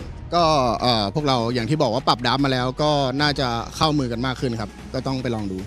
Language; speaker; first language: Thai; native; Thai